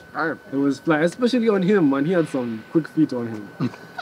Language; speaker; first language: English; native; English